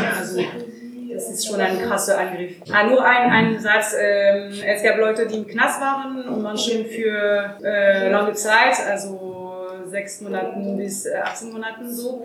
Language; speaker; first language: German; non-native, learner; French